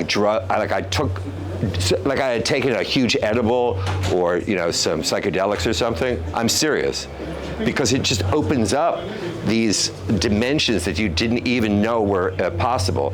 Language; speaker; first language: English; native; English